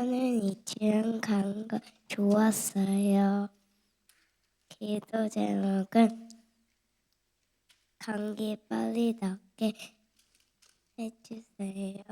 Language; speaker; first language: Korean; early bilingual, heritage; Korean